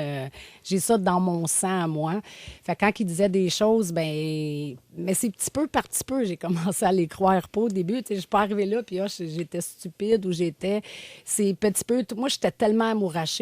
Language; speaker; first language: French; native; French